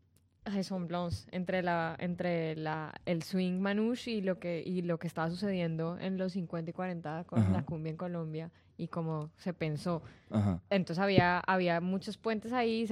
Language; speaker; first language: Spanish; native; Spanish